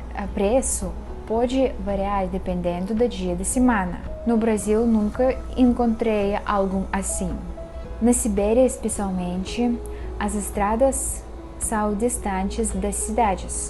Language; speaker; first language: Portuguese; non-native, fluent; Russian